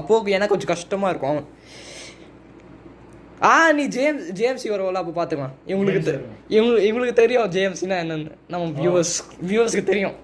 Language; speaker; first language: Tamil; early bilingual, heritage; Tamil